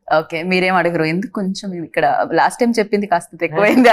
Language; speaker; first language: Telugu; native; Telugu